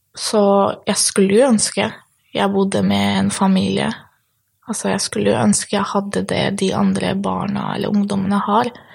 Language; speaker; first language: Norwegian; early bilingual, other home language; Polish